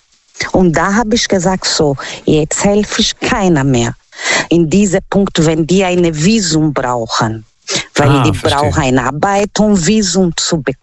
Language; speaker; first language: German; non-native, learner; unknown